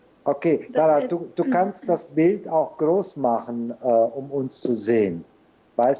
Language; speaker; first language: German; non-native, fluent; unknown